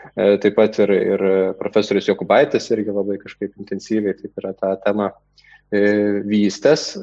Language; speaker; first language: Lithuanian; native; Lithuanian